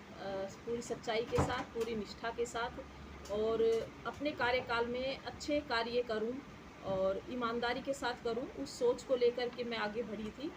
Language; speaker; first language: Hindi; native; Hindi